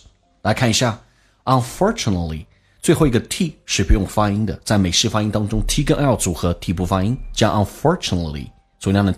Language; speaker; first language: Chinese; native; Chinese